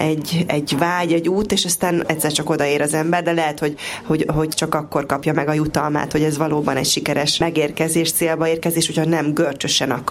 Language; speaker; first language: Hungarian; native; Hungarian